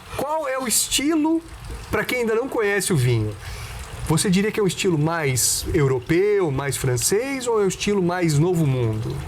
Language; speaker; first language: Portuguese; native; Portuguese